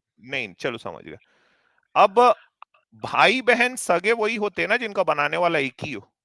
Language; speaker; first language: Hindi; native; Hindi